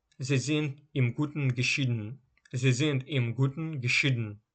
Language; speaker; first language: German; non-native, fluent; Ukrainian